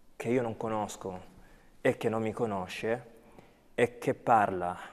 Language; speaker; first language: Italian; early bilingual, other home language; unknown